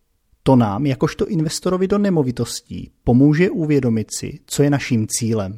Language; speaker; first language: Czech; native; Czech